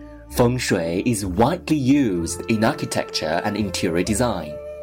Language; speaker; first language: English; non-native, fluent; Chinese